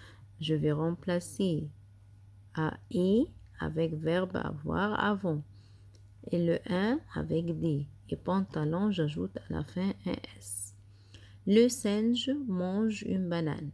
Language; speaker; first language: French; non-native, fluent; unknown